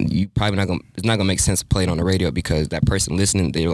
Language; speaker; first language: English; native; English